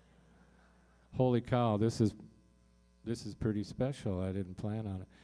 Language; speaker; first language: English; native; English